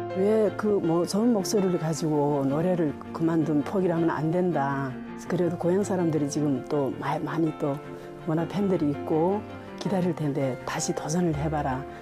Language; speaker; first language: Korean; early bilingual, heritage; Korean